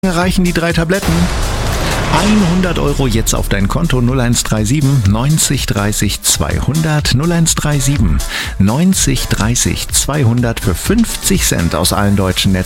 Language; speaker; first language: German; native; German